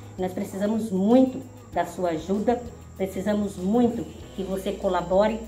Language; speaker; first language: Portuguese; native; Portuguese